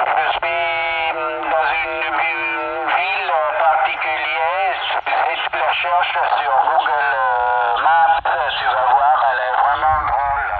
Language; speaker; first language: French; early bilingual, heritage; Italian